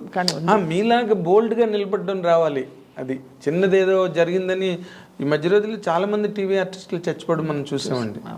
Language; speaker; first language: Telugu; native; Telugu